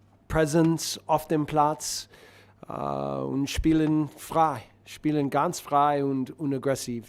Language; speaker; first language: German; non-native, learner; English